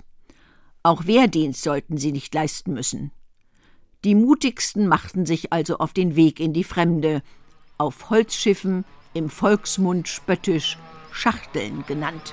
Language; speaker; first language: German; native; German